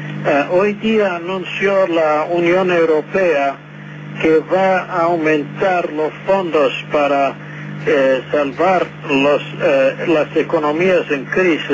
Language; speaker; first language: Spanish; non-native, fluent; English